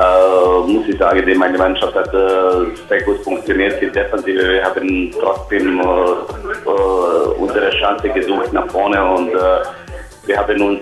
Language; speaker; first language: German; non-native, learner; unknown